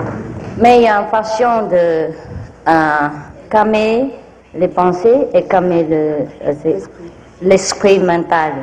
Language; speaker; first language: French; non-native, fluent; Vietnamese